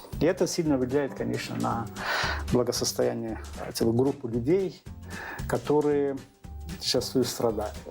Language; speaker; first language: Russian; non-native, local second language; Azerbaijani